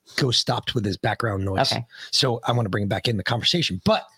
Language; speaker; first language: English; native; English